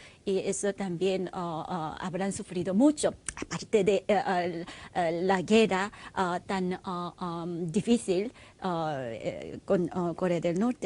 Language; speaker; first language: Spanish; non-native, fluent; Korean